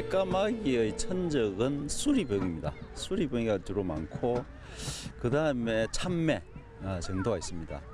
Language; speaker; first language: Korean; native; Korean